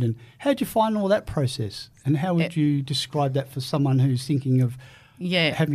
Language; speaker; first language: English; native; English